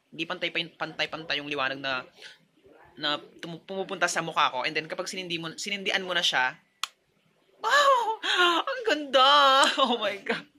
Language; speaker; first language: Filipino; native; Filipino